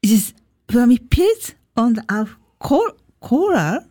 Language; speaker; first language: German; non-native, learner; Japanese